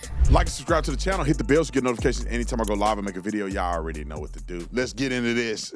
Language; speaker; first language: English; native; English